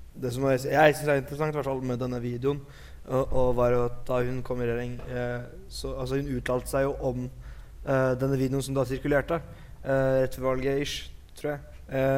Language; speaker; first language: Norwegian; native; Norwegian